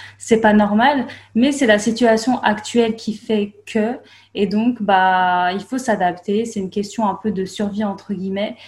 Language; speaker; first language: French; native; French